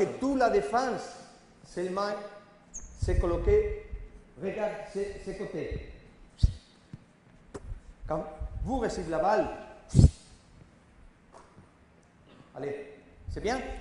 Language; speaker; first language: French; non-native, learner; Spanish